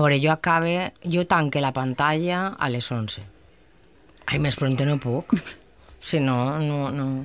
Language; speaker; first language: Catalan; native; Catalan